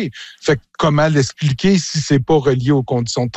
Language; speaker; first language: French; native; French